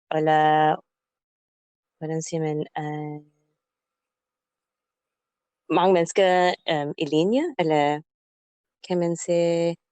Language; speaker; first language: Danish; non-native, learner; English